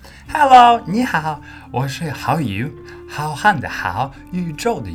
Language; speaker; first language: Chinese; non-native, learner; English